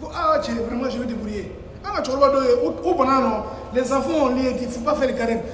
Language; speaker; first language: French; non-native, local second language; Bambara